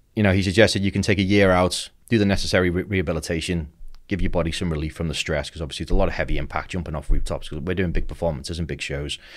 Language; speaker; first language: English; native; English